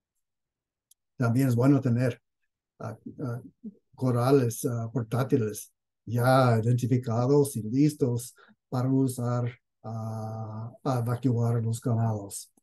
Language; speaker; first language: Spanish; non-native, fluent; English